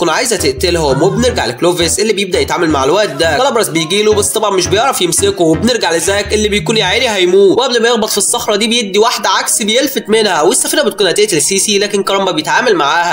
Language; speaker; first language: Arabic; native; Arabic